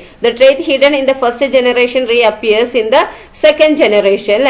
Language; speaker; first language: English; non-native, local second language; Malayalam